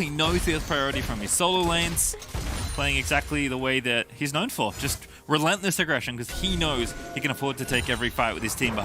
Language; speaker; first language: English; native; English